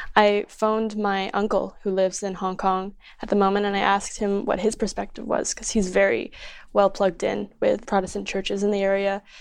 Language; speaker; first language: English; early bilingual, other home language; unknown